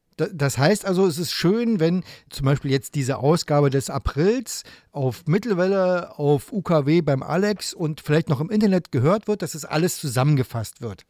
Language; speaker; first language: German; native; German